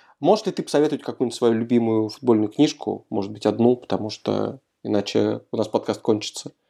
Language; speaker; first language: Russian; native; Russian